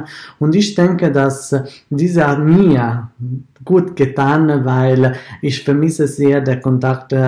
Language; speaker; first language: German; non-native, fluent; Italian